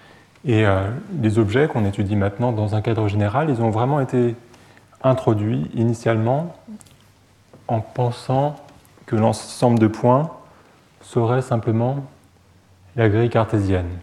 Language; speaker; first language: French; native; French